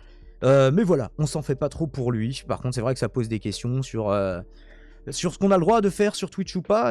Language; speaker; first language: French; native; French